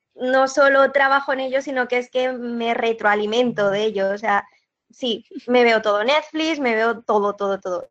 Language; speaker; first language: Spanish; native; Spanish